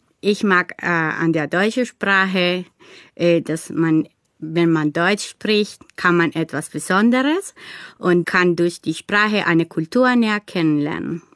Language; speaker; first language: German; non-native, fluent; Spanish